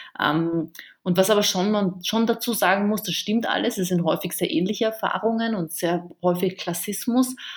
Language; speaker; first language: German; early bilingual, other home language; Bosnian